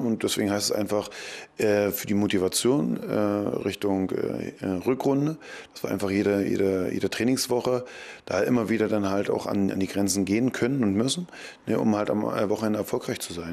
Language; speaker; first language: German; native; German